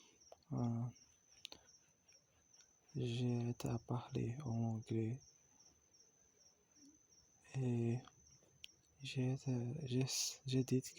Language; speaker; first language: French; non-native, learner; Portuguese